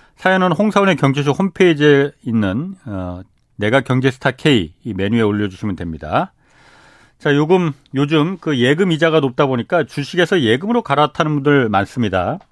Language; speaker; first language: Korean; native; Korean